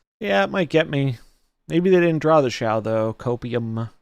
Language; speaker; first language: English; native; English